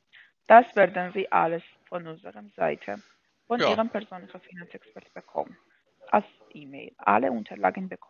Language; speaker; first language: German; non-native, fluent; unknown